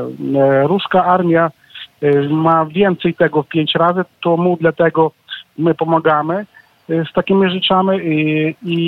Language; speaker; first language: Polish; non-native, learner; Ukrainian